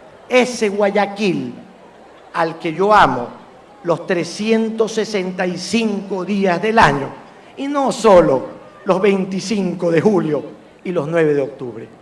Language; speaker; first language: Spanish; native; Spanish